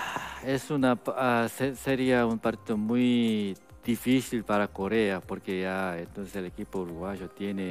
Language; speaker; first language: Spanish; non-native, fluent; Korean